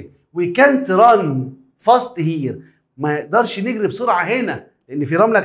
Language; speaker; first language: Arabic; native; Arabic